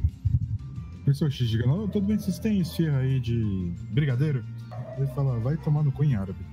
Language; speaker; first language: Portuguese; native; Portuguese